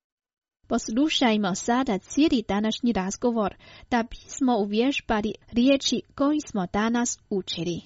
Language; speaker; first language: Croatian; non-native, fluent; Chinese